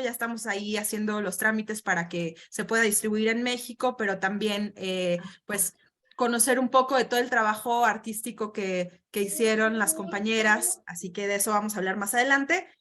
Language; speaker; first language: Spanish; native; Spanish